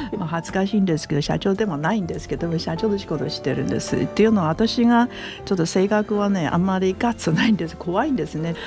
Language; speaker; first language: Japanese; non-native, fluent; Chinese